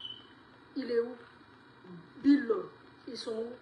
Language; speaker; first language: French; non-native, local second language; Fula